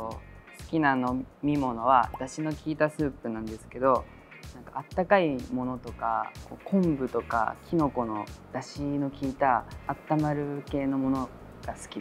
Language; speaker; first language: Japanese; native; Japanese